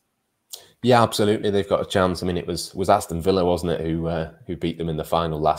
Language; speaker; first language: English; native; English